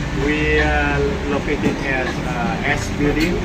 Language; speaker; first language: English; non-native, learner; Vietnamese